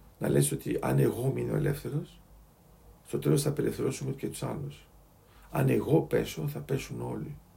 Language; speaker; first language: Greek; native; Greek